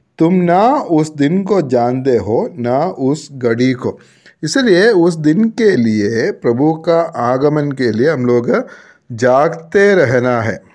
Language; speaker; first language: Hindi; non-native, local second language; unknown